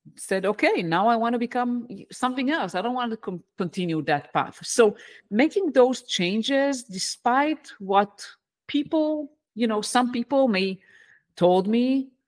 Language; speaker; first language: English; non-native, fluent; Hebrew